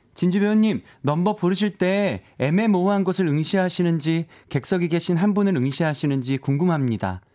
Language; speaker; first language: Korean; native; Korean